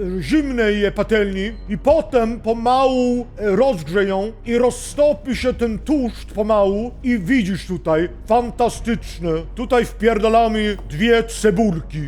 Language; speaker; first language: Polish; non-native, learner; Swedish